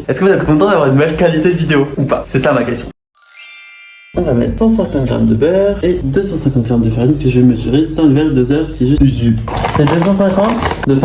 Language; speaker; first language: French; native; French